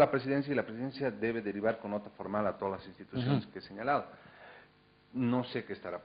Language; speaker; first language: Spanish; native; Spanish